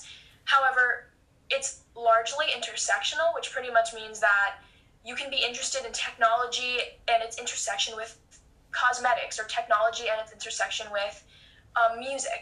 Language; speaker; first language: English; native; English